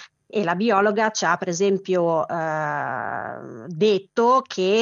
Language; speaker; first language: Italian; native; Italian